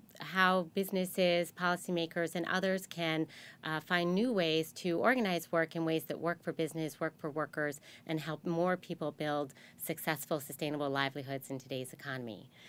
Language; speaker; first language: English; native; English